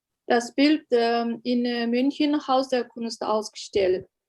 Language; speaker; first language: German; non-native, learner; Uyghur